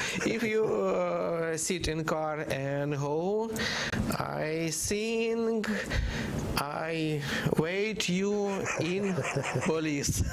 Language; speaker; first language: English; non-native, learner; Ukrainian